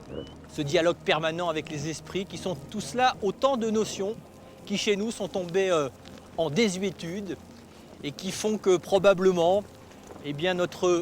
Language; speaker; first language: French; native; French